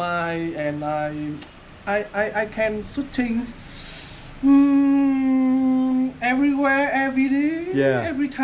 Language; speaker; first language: English; non-native, learner; Vietnamese